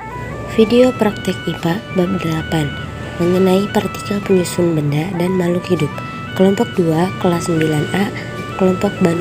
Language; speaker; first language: Indonesian; native; Indonesian